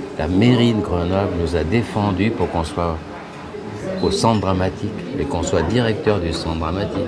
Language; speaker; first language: French; early bilingual, other home language; Spanish